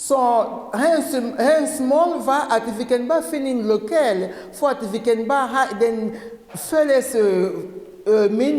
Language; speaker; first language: Danish; non-native, learner; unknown